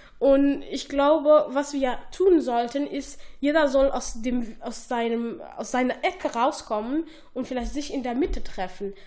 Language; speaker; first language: German; non-native, fluent; Somali